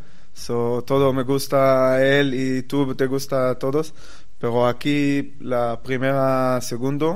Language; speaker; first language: Spanish; non-native, learner; Hebrew